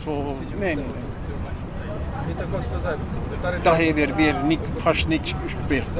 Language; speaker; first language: German; early bilingual, heritage; German